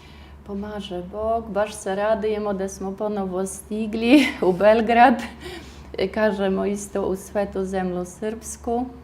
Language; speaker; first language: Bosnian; non-native, fluent; Russian